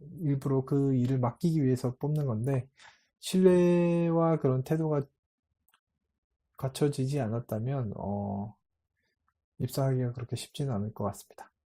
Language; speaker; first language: Korean; native; Korean